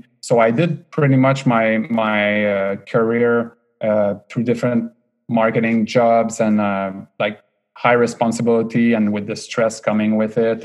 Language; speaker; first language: English; non-native, fluent; French